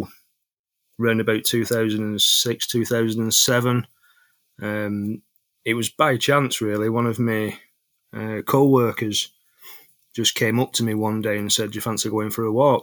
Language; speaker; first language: English; native; English